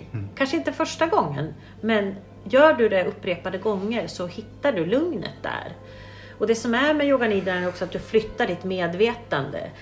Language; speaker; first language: Swedish; native; Swedish